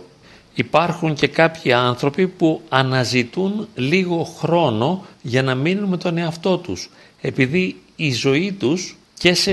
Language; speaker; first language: Greek; native; Greek